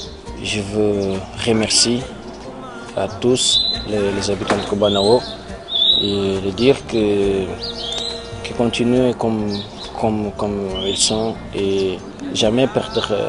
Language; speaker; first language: French; non-native, learner; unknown